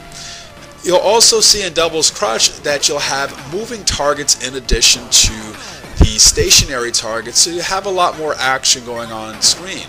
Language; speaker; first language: English; native; English